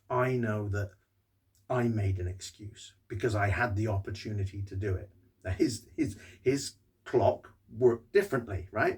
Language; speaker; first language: English; native; English